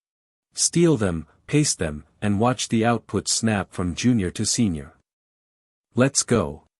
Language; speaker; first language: English; native; English